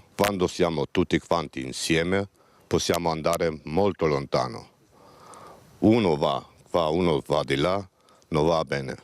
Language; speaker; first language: Italian; non-native, fluent; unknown